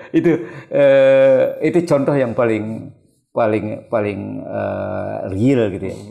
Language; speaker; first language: Indonesian; non-native, local second language; Malay